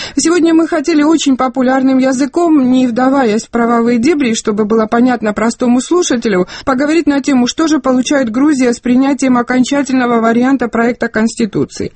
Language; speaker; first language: Russian; non-native, local second language; Georgian